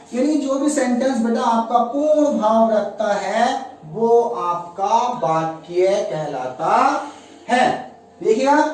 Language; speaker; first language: Hindi; native; Hindi